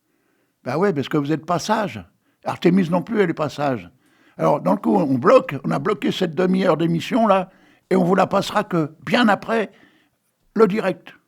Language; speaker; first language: French; native; French